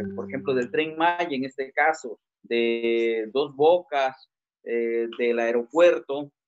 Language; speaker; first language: Spanish; native; Spanish